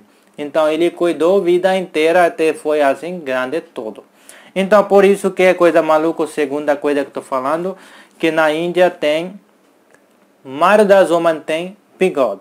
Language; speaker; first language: Portuguese; non-native, learner; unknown